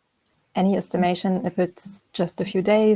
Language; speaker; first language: English; non-native, fluent; German